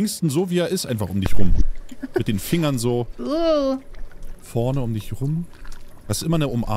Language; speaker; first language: German; native; German